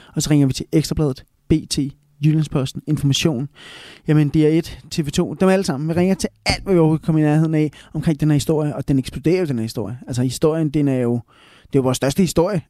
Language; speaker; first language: Danish; early bilingual, other home language; Spanish